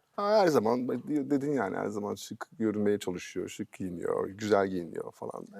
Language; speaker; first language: Turkish; early bilingual, heritage; Turkish